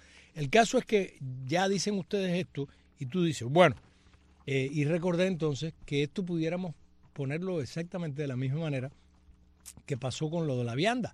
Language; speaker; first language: Spanish; native; Spanish